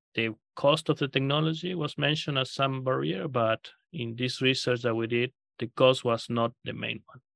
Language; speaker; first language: English; non-native, fluent; Spanish